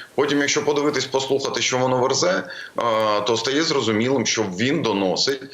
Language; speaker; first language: Ukrainian; native; Ukrainian